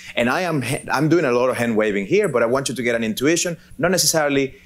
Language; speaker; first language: English; non-native, fluent; Spanish